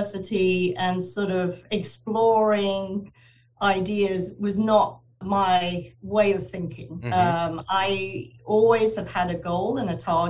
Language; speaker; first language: English; native; English